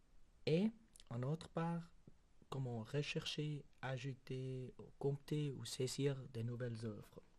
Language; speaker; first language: French; non-native, local second language; German